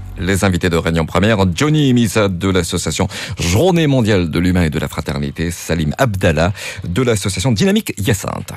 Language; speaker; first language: French; native; French